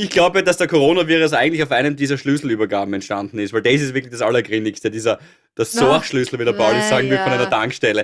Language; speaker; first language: German; native; German